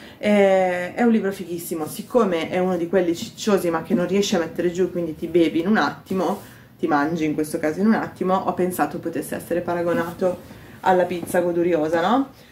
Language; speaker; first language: Italian; native; Italian